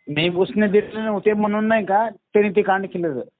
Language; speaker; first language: Marathi; native; Marathi